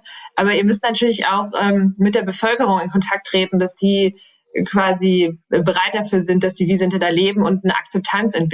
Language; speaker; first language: German; native; German